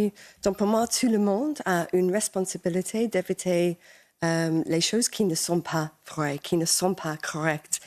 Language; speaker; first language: French; non-native, fluent; English